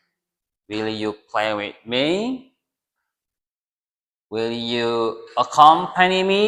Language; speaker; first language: English; non-native, learner; Indonesian